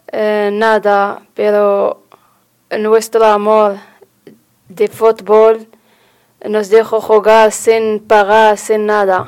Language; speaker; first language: Spanish; non-native, learner; Arabic